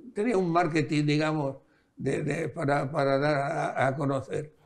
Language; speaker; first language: Spanish; native; Spanish